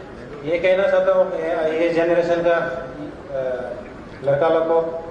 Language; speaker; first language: Hindi; non-native, local second language; Bodo